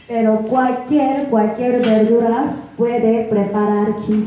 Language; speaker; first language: Spanish; non-native, fluent; Korean